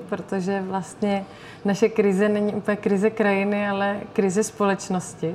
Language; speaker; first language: Czech; native; Czech